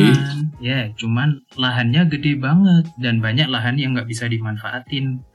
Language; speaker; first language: Indonesian; non-native, local second language; Javanese